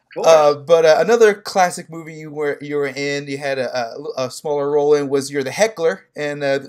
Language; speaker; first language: English; native; English